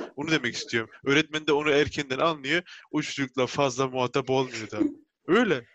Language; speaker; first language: Turkish; early bilingual, heritage; Turkish